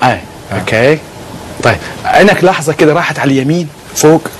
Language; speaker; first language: Arabic; native; Arabic